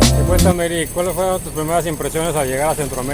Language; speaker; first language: Spanish; native; Spanish